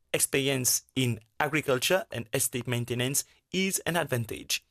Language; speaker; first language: English; non-native, local second language; Morisyen